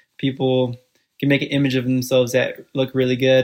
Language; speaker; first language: English; early bilingual, other home language; Spanish